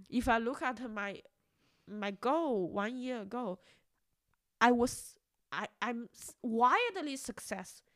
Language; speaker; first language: English; non-native, fluent; Chinese